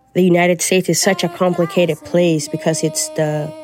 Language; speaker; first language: English; non-native, fluent; Spanish